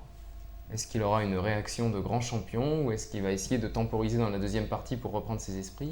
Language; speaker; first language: French; native; French